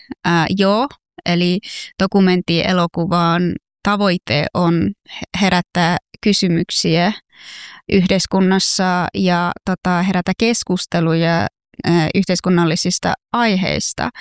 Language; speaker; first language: Finnish; non-native, fluent; Persian